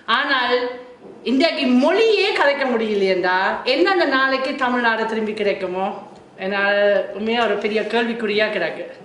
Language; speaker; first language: Tamil; non-native, fluent; German